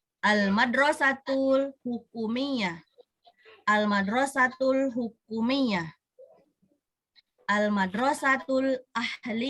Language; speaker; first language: Arabic; non-native, fluent; Indonesian